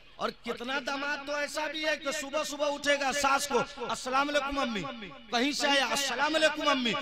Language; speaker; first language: Hindi; native; Hindi